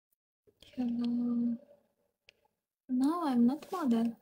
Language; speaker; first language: English; non-native, learner; Ukrainian